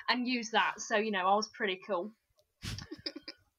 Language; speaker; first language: English; native; English